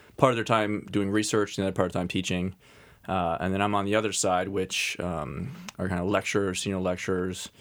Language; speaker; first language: English; native; English